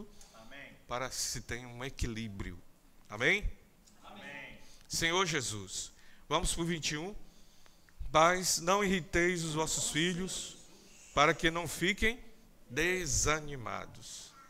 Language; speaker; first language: Portuguese; native; Portuguese